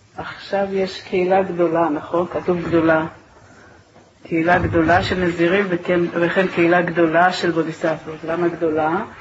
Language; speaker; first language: Hebrew; native; Hebrew